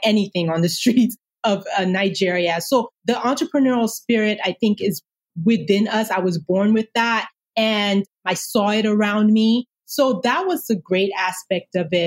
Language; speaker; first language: English; non-native, local second language; Yoruba